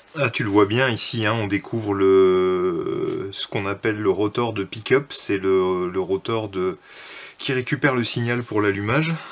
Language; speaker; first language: French; native; French